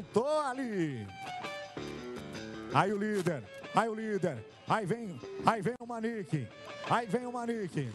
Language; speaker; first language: Portuguese; native; Portuguese